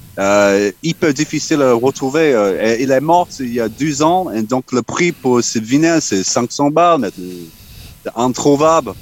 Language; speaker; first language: French; non-native, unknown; English